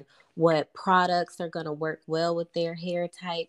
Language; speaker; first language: English; native; English